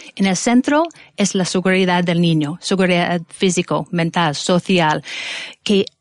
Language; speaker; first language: Spanish; non-native, fluent; English